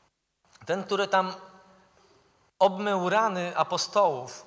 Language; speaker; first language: Polish; native; Polish